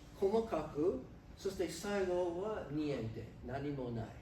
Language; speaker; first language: Japanese; non-native, learner; English